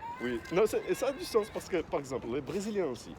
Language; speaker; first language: French; non-native, fluent; Portuguese